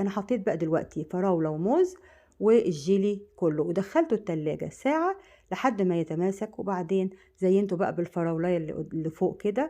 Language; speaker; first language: Arabic; native; Arabic